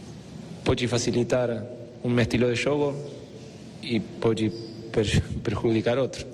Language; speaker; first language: Portuguese; non-native, fluent; Spanish